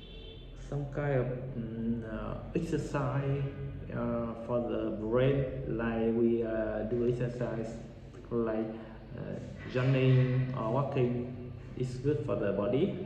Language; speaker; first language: English; non-native, learner; Vietnamese